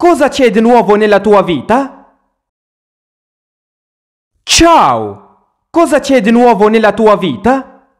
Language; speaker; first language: Italian; non-native, fluent; Arabic